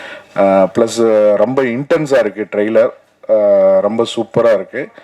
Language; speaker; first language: Tamil; native; Tamil